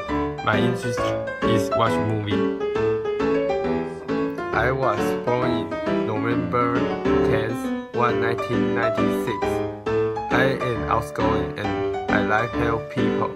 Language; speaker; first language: English; non-native, learner; Chinese